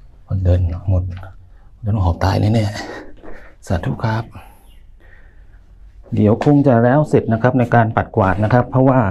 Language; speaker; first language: Thai; native; Thai